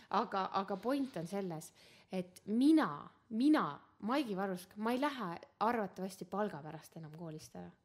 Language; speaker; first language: Estonian; native; Estonian